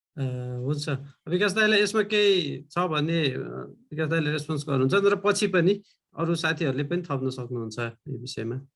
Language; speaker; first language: Nepali; native; Nepali